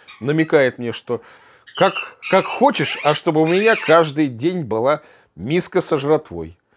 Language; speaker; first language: Russian; native; Russian